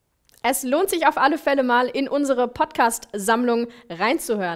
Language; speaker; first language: German; native; German